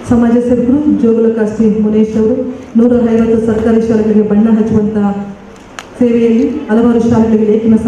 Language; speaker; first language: Kannada; native; Kannada